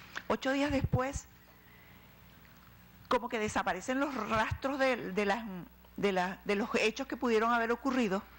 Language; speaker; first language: Spanish; native; Spanish